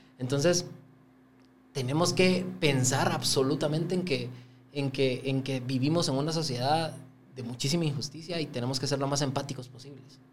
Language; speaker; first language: Spanish; native; Spanish